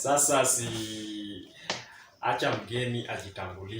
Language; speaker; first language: Swahili; non-native, local second language; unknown